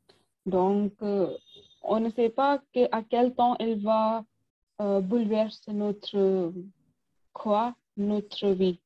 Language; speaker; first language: French; non-native, learner; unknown